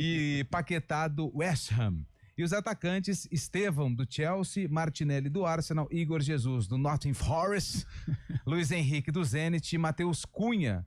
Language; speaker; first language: Portuguese; native; Portuguese